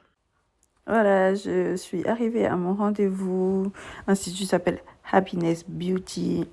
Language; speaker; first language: French; native; French